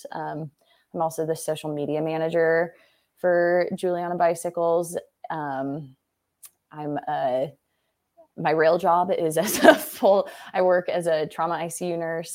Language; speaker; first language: English; native; English